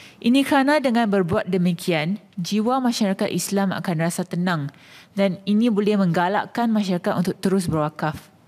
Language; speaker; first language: Malay; native; Malay